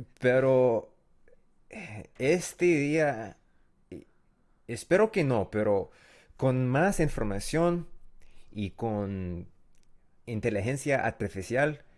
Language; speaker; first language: Spanish; non-native, learner; English